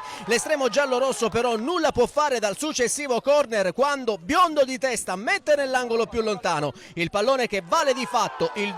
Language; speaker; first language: Italian; native; Italian